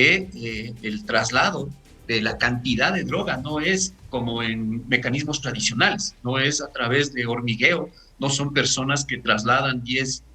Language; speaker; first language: Spanish; native; Spanish